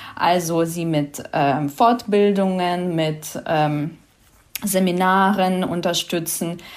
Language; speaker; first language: German; non-native, fluent; Ukrainian